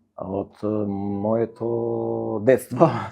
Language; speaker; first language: Macedonian; non-native, fluent; Albanian